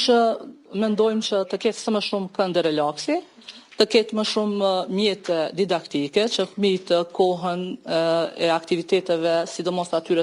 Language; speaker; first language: Albanian; native; Albanian